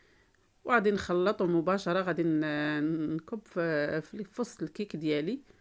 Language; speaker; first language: Arabic; native; Arabic